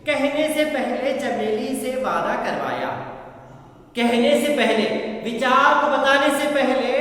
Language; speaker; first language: Hindi; non-native, local second language; Kannada